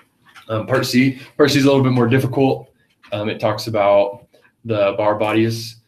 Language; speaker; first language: English; native; English